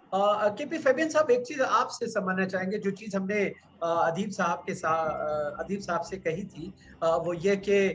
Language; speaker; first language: Hindi; native; Hindi